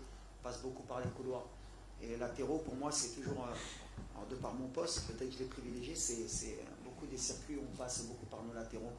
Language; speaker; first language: French; native; French